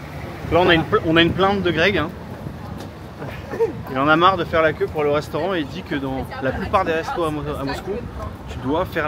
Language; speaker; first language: French; native; French